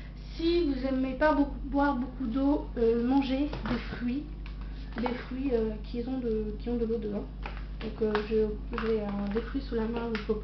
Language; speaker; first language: French; native; French